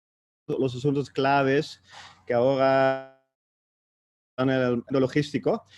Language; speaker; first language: Spanish; non-native, fluent; Dutch